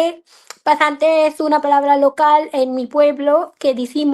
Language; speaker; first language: Spanish; non-native, fluent; Hindi